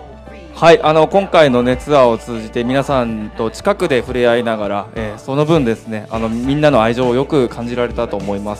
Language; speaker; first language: Japanese; non-native, fluent; Korean